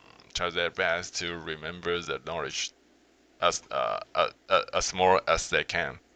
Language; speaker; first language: English; non-native, learner; Chinese